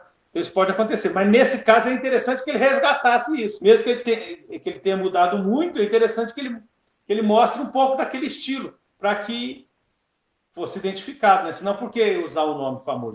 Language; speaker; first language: Portuguese; native; Portuguese